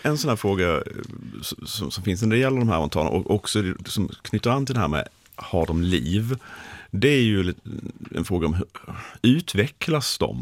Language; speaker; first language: Swedish; native; Swedish